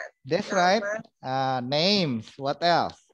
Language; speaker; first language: English; non-native, fluent; Indonesian